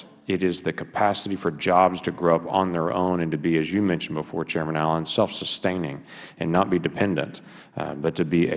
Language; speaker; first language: English; native; English